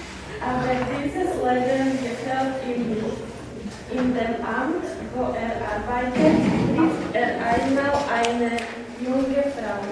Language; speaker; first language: German; non-native, learner; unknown